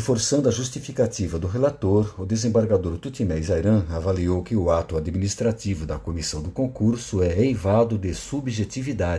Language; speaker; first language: Portuguese; native; Portuguese